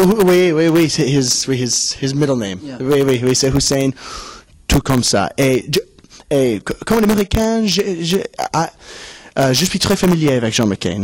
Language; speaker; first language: French; non-native, learner; English